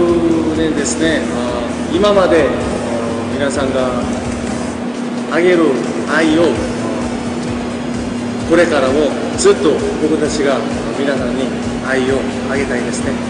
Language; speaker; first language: Japanese; non-native, learner; Korean